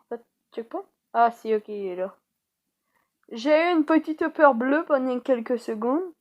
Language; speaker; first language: French; native; French